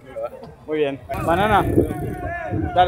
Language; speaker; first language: Spanish; native; Spanish